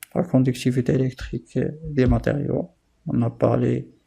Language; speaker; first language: French; non-native, local second language; Arabic